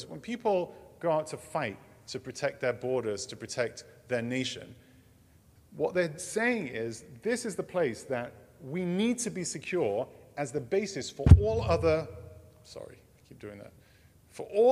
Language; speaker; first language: English; native; English